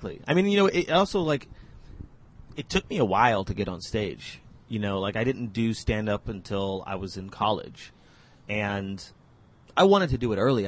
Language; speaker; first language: English; native; English